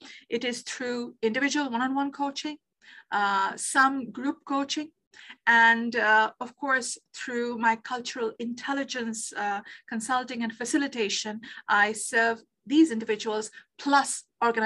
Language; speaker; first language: English; non-native, local second language; Bangla